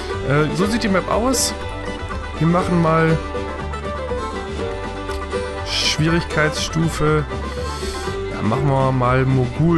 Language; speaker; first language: German; native; German